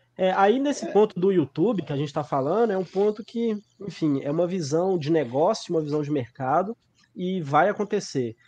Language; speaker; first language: Portuguese; native; Portuguese